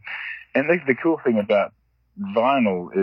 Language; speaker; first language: English; native; English